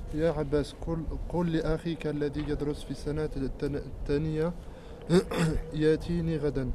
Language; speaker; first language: Arabic; non-native, learner; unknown